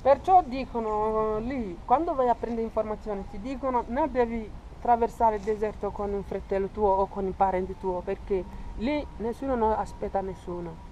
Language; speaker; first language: Italian; non-native, fluent; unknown